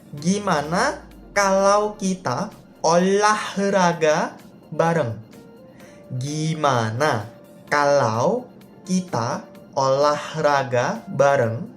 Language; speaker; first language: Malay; non-native, fluent; Korean